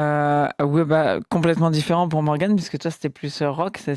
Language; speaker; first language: French; native; French